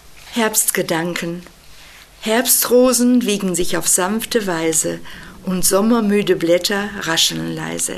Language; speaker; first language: German; native; German